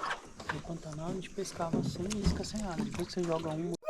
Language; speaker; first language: Portuguese; native; Portuguese